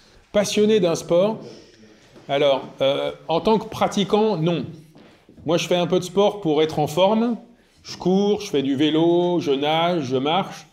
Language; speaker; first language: French; native; French